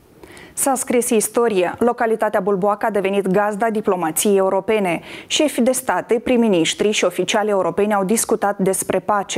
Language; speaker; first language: Romanian; native; Romanian